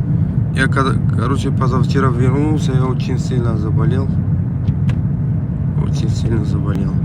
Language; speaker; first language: Russian; non-native, fluent; Tajik